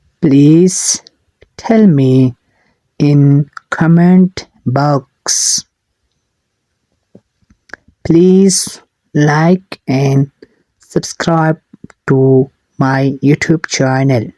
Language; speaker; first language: English; non-native, learner; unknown